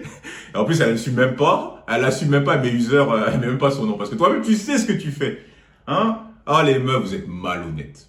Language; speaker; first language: French; native; French